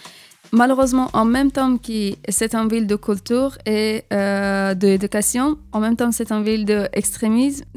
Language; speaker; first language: French; non-native, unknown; Persian